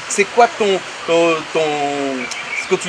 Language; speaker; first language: French; native; French